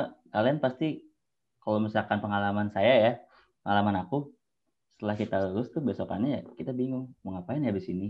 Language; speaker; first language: Indonesian; native; Indonesian